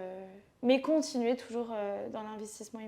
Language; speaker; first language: French; native; French